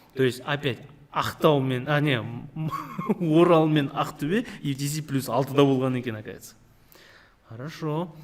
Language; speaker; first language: Russian; non-native, local second language; Kazakh